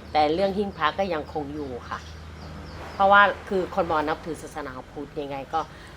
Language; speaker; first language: Thai; non-native, local second language; Mon